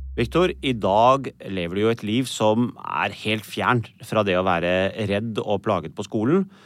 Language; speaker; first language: Norwegian; early bilingual, other home language; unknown